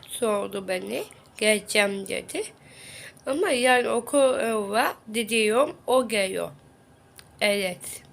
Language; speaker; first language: Turkish; non-native, learner; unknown